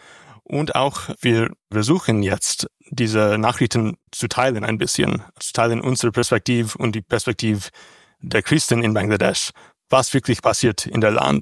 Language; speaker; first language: German; non-native, learner; English